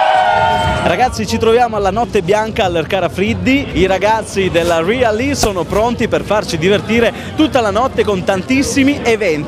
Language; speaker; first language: Italian; native; Italian